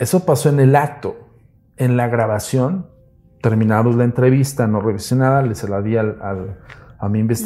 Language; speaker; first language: Spanish; native; Spanish